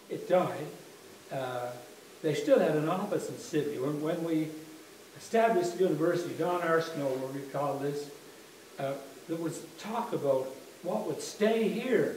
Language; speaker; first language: English; native; English